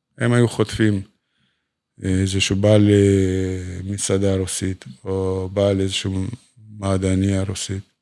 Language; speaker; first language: Hebrew; non-native, fluent; Russian